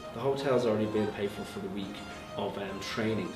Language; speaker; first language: English; native; English